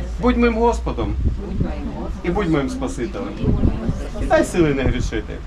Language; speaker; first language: Ukrainian; non-native, local second language; Russian